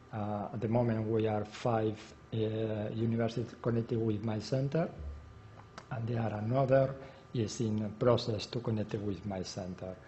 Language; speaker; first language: English; non-native, learner; Spanish